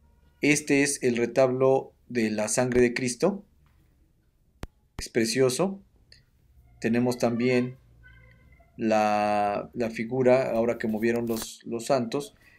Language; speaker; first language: Spanish; native; Spanish